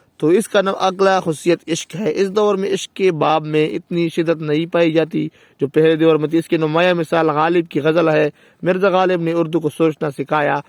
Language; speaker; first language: Urdu; non-native, local second language; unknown